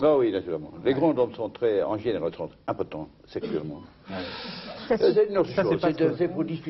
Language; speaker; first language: French; non-native, fluent; English